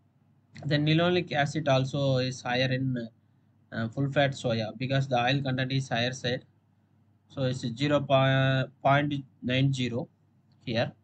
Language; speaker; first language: English; non-native, local second language; Tamil